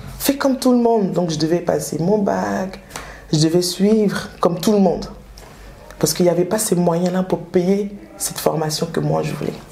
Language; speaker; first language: French; early bilingual, other home language; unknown